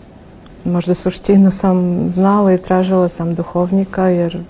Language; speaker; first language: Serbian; non-native, fluent; Russian